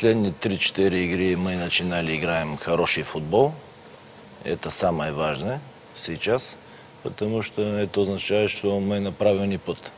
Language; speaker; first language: Russian; non-native, learner; Bulgarian